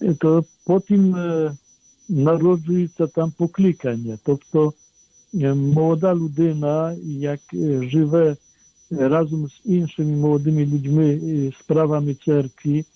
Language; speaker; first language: Ukrainian; non-native, fluent; Polish